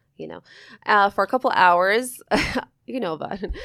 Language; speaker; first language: English; early bilingual, other home language; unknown